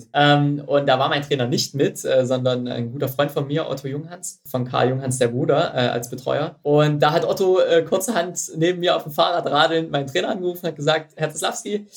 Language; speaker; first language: German; native; German